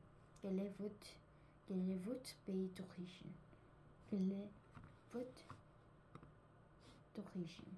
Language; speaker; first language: French; non-native, learner; Korean